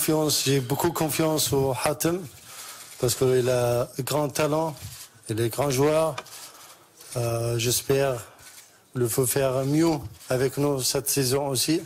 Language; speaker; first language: French; non-native, learner; Arabic